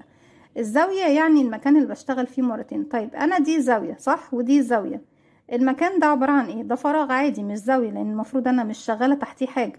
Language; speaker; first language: Arabic; native; Arabic